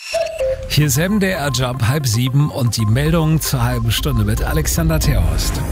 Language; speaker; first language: German; native; German